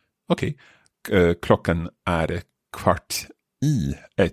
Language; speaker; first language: Swedish; non-native, learner; English